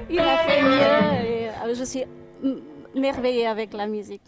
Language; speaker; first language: French; non-native, fluent; Portuguese